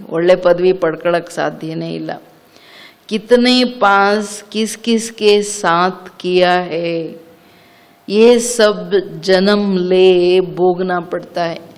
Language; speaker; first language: Hindi; non-native, local second language; Kannada